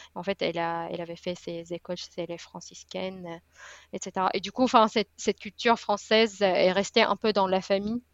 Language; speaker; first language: French; non-native, fluent; Arabic